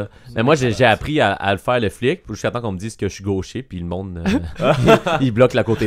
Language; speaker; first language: French; native; French